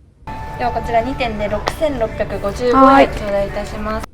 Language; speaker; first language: Japanese; native; Japanese